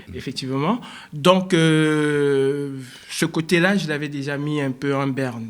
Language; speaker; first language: French; native; French